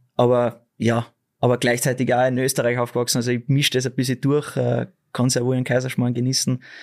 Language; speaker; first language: German; early bilingual, other home language; Dutch